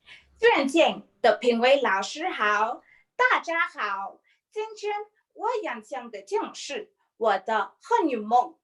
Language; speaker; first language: Chinese; non-native, learner; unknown